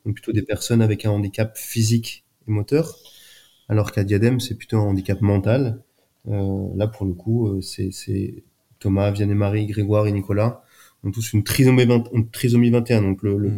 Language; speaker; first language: French; native; French